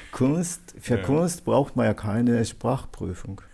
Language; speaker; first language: German; non-native, fluent; Japanese